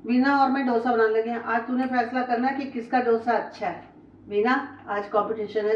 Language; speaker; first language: Hindi; native; Hindi